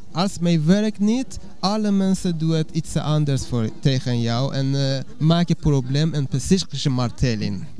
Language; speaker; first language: Dutch; non-native, learner; Persian